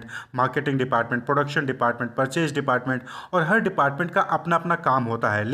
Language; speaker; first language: Hindi; native; Hindi